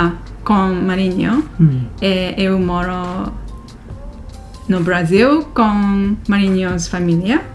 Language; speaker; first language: Portuguese; non-native, learner; Japanese